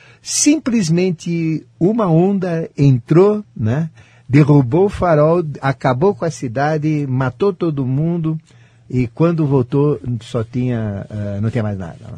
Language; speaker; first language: Portuguese; native; Portuguese